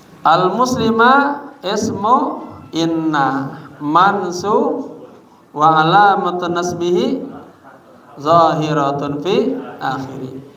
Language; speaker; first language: Arabic; non-native, fluent; Indonesian